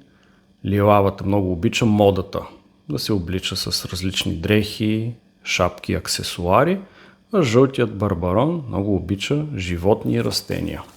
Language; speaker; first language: Bulgarian; native; Bulgarian